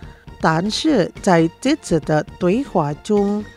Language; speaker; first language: Chinese; non-native, fluent; Indonesian